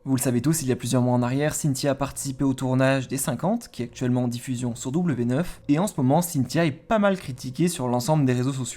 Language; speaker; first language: French; native; French